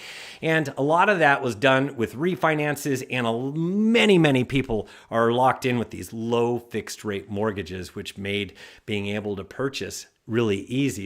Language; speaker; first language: English; native; English